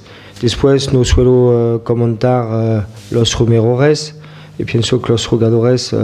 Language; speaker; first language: Spanish; non-native, fluent; French